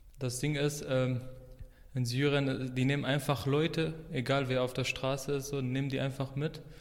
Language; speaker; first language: German; non-native, fluent; Arabic